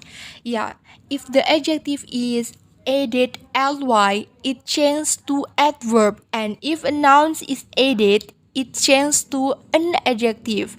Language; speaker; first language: English; non-native, learner; Indonesian